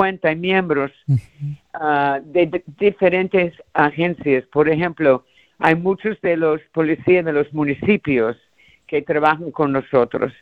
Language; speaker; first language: Spanish; early bilingual, heritage; Spanish